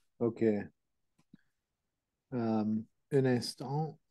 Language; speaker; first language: French; non-native, learner; English